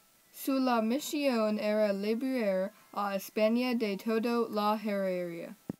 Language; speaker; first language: Spanish; non-native, learner; English